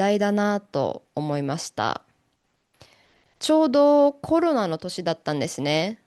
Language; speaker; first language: Japanese; native; Japanese